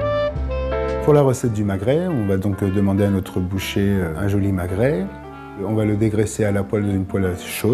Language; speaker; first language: French; native; French